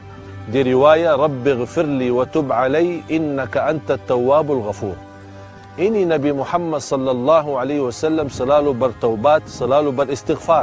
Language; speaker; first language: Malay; non-native, fluent; Arabic